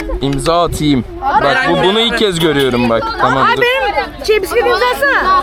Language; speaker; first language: Turkish; native; Turkish